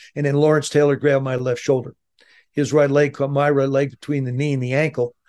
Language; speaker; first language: English; native; English